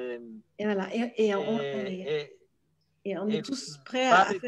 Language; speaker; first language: French; native; French